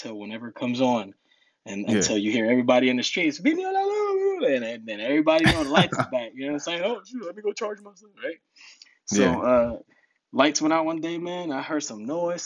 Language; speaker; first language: English; early bilingual, other home language; Spanish